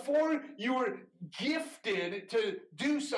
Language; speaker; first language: English; early bilingual, other home language; Persian